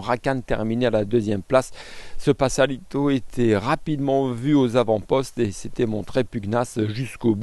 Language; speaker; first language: French; native; French